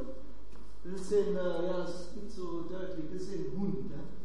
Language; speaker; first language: Dutch; non-native, fluent; German